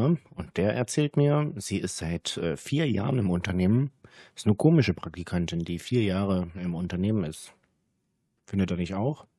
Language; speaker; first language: German; native; German